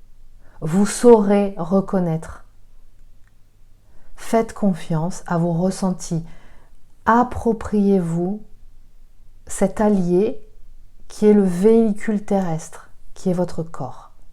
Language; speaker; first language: French; native; French